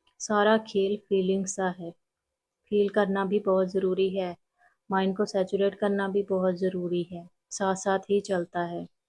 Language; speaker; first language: Hindi; non-native, local second language; Punjabi